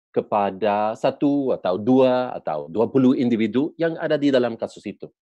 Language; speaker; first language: Indonesian; non-native, learner; Spanish